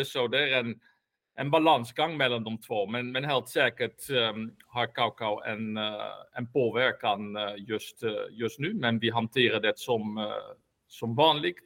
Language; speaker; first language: Swedish; non-native, fluent; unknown